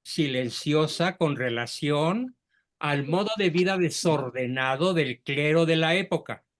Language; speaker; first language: Spanish; native; Spanish